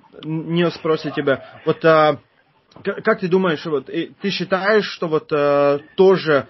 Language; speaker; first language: Russian; non-native, fluent; Latvian